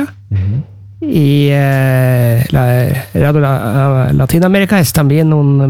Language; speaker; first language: Spanish; non-native, learner; Norwegian